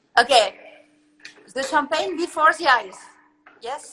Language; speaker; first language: English; non-native, learner; French